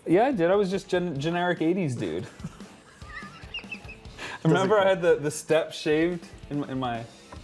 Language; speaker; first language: English; native; English